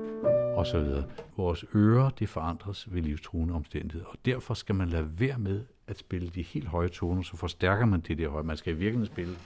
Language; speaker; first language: Danish; native; Danish